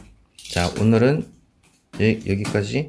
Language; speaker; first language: Korean; native; Korean